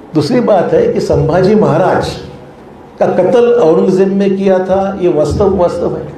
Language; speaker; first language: Hindi; non-native, local second language; Marathi